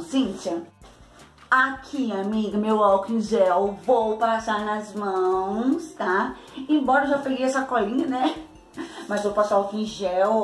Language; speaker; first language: Portuguese; native; Portuguese